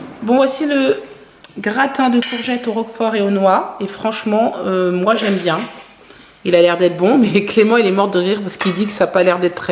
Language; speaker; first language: French; native; French